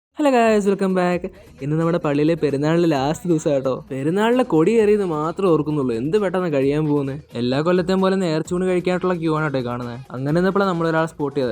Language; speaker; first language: Malayalam; native; Malayalam